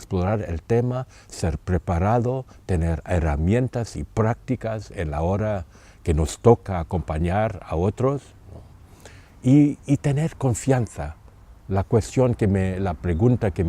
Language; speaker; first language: Spanish; non-native, fluent; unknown